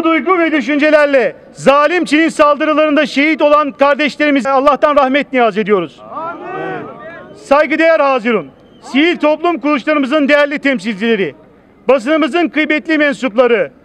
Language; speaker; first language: Turkish; native; Turkish